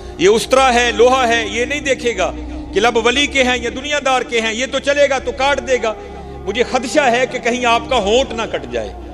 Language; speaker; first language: Urdu; non-native, local second language; Punjabi